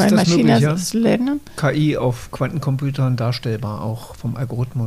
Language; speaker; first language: German; native; German